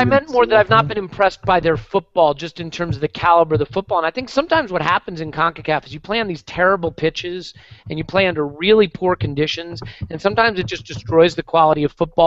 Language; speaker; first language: English; native; English